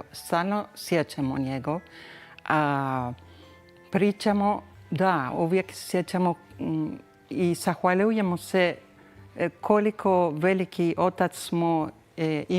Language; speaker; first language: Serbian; early bilingual, heritage; Spanish